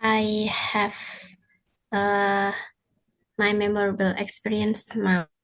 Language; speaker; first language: English; non-native, learner; Indonesian